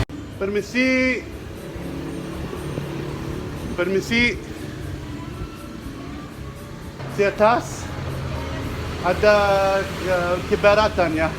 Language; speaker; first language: Indonesian; non-native, learner; English